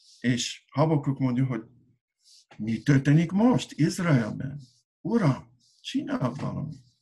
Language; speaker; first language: Hungarian; non-native, learner; English